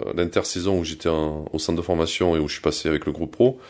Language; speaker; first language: French; native; French